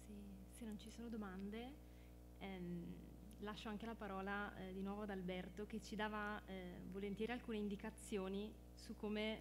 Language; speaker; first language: Italian; native; Italian